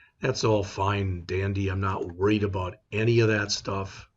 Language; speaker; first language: English; native; English